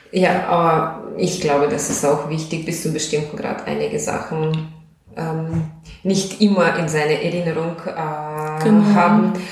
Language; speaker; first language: German; non-native, fluent; Russian